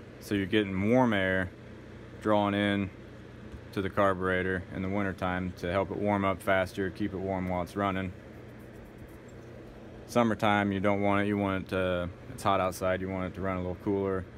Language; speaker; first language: English; native; English